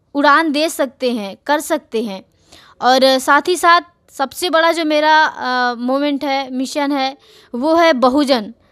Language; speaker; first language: Hindi; native; Hindi